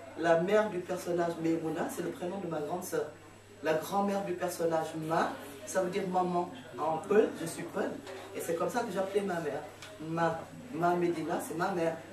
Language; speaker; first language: French; non-native, local second language; Fula